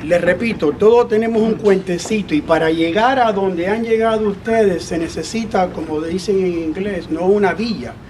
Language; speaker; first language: Spanish; early bilingual, other home language; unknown